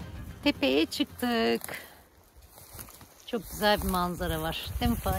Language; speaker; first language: Turkish; native; Turkish